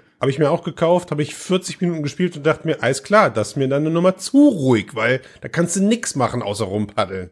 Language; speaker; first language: German; native; German